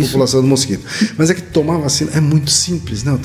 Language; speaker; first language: Portuguese; native; Portuguese